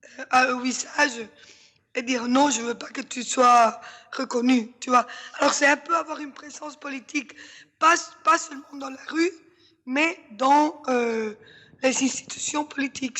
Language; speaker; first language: French; non-native, fluent; Spanish